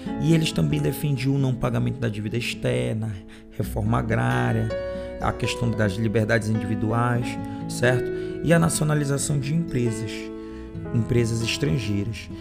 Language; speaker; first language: Portuguese; native; Portuguese